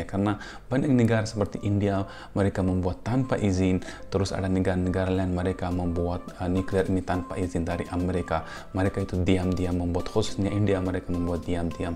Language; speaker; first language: Indonesian; non-native, fluent; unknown